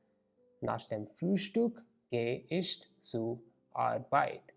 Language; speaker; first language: German; non-native, learner; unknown